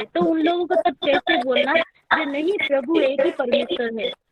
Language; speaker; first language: Hindi; non-native, local second language; Bangla